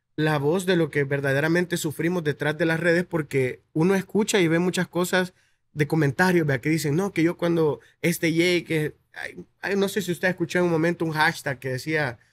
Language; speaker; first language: Spanish; native; Spanish